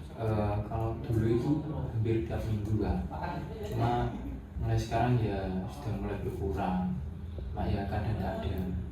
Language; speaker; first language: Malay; non-native, fluent; Indonesian